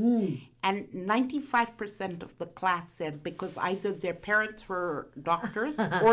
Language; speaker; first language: English; non-native, local second language; Gujarati